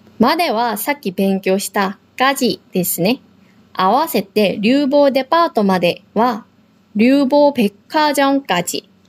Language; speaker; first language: Japanese; non-native, fluent; Korean